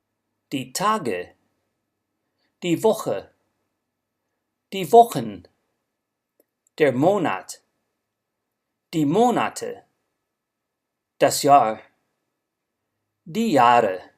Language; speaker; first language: German; non-native, fluent; English